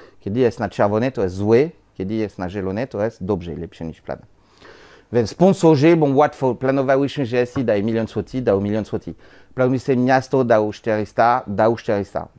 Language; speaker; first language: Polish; non-native, learner; French